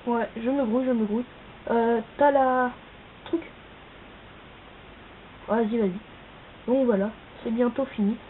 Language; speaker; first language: French; native; French